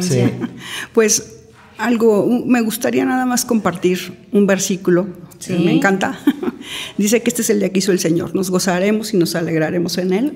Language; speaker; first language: Spanish; native; Spanish